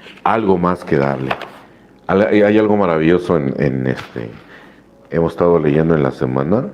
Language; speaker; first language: Spanish; native; Spanish